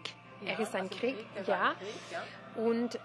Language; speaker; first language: German; non-native, learner; French